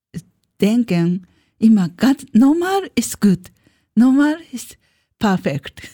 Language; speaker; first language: German; non-native, learner; Japanese